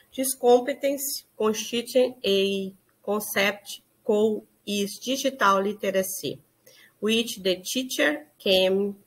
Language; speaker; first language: English; non-native, learner; Portuguese